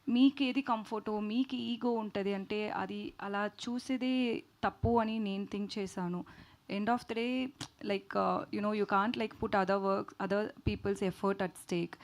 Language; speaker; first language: Telugu; non-native, learner; Tamil